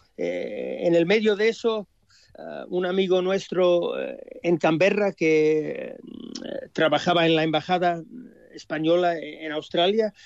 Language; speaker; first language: Spanish; early bilingual, heritage; English